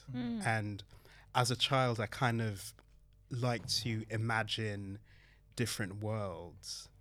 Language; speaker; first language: English; early bilingual, other home language; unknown